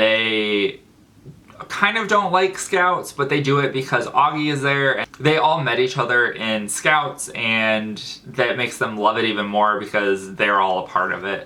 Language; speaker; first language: English; native; English